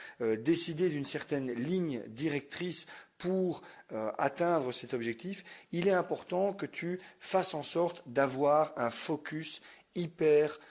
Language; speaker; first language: French; native; French